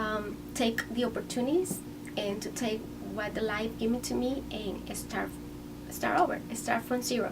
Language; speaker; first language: English; non-native, fluent; Spanish